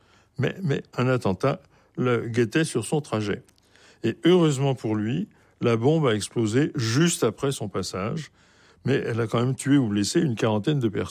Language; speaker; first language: French; native; French